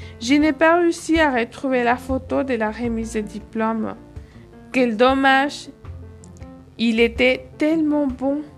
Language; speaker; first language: French; non-native, fluent; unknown